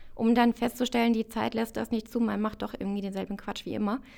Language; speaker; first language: German; native; German